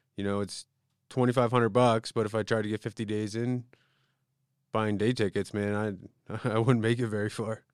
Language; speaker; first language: English; native; English